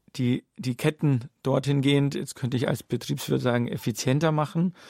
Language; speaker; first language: German; native; German